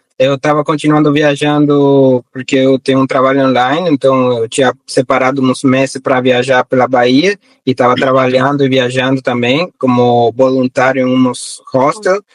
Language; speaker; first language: Portuguese; non-native, fluent; Spanish